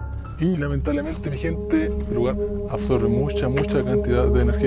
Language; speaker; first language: Spanish; native; Spanish